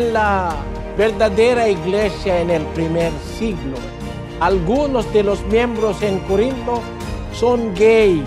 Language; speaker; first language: Spanish; non-native, learner; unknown